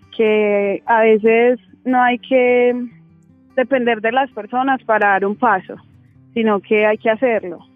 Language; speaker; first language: Spanish; native; Spanish